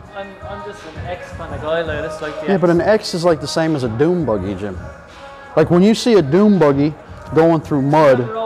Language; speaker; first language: English; native; English